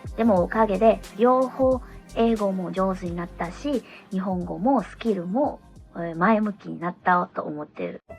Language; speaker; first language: Japanese; non-native, fluent; Indonesian